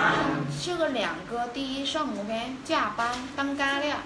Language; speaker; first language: Chinese; non-native, fluent; Vietnamese